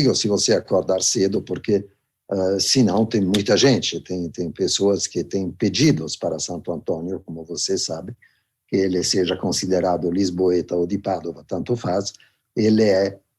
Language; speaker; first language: Portuguese; non-native, fluent; Italian